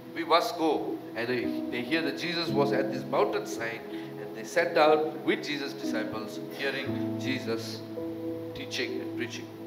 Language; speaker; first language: English; non-native, local second language; Tamil